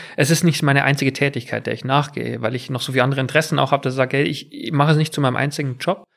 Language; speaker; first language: German; native; German